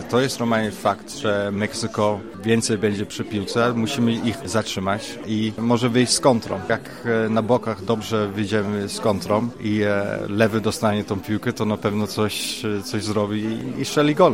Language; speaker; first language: Polish; early bilingual, heritage; Polish